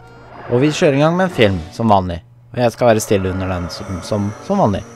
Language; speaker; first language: Norwegian; native; Norwegian